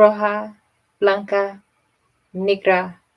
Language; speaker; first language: Spanish; non-native, learner; English